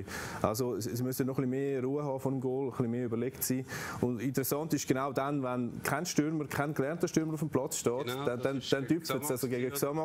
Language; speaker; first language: German; native; German